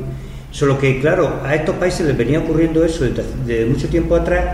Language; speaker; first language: Spanish; native; Spanish